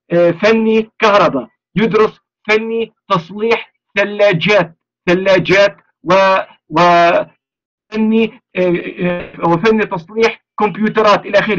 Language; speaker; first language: Arabic; native; Arabic